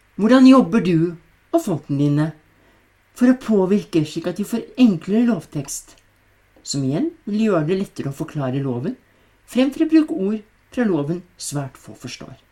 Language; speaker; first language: Norwegian; native; Norwegian